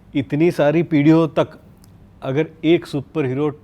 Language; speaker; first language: Hindi; non-native, local second language; Marathi